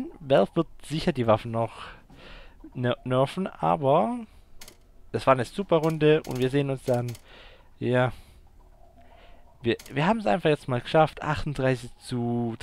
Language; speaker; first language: German; native; German